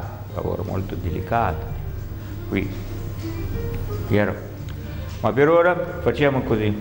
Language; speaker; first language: Italian; non-native, learner; Russian